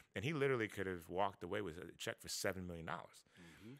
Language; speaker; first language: English; native; English